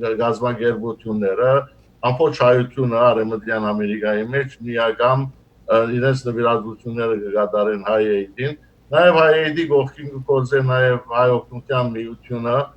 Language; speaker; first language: Armenian; early bilingual, heritage; Armenian